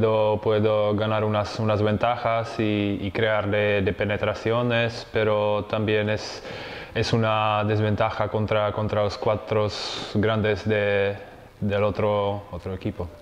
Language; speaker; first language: Spanish; non-native, fluent; Czech